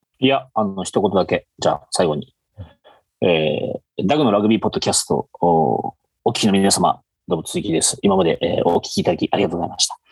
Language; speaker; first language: Japanese; native; Japanese